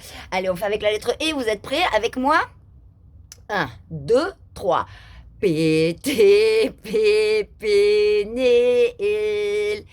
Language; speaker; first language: French; native; French